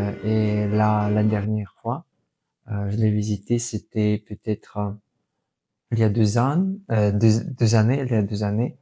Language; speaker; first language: French; non-native, fluent; Russian